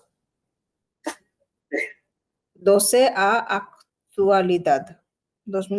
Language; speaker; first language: Spanish; non-native, learner; Bangla